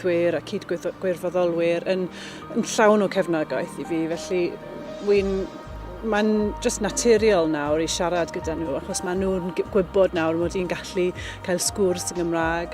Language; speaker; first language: Welsh; non-native, fluent; English